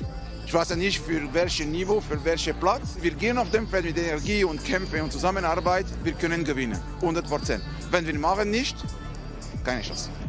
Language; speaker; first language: German; non-native, fluent; French